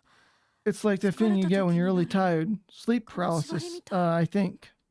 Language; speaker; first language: English; native; English